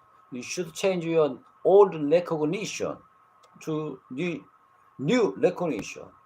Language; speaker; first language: English; non-native, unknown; Korean